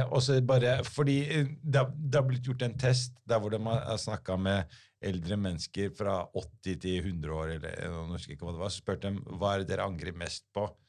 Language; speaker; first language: Norwegian; early bilingual, other home language; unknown